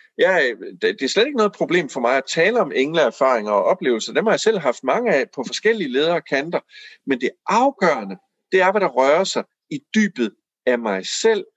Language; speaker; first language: Danish; native; Danish